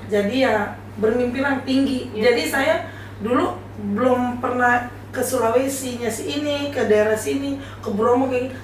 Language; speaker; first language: Indonesian; native; Indonesian